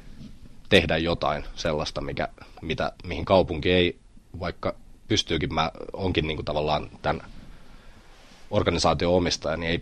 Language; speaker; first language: Finnish; native; Finnish